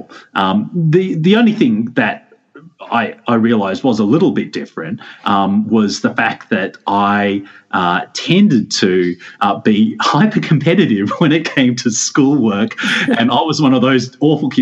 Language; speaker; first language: English; native; English